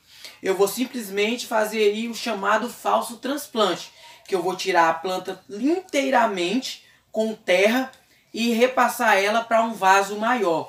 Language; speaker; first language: Portuguese; native; Portuguese